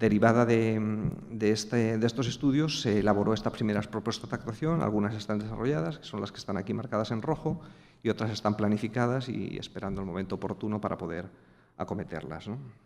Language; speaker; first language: Spanish; native; Spanish